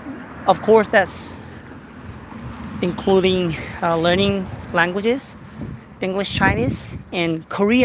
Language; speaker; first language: English; non-native, fluent; Korean